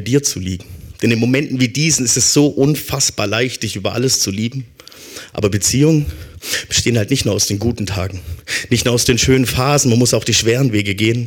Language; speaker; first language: German; native; German